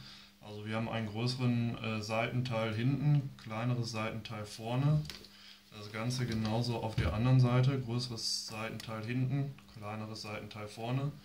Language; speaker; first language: German; native; German